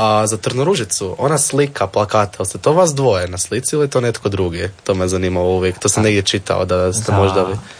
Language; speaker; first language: Serbian; native; Serbian